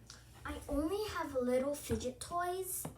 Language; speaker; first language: English; early bilingual, other home language; Korean